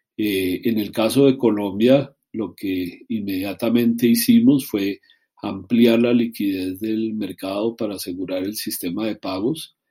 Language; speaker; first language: Spanish; native; Spanish